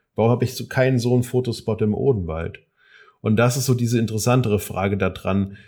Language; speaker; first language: German; native; German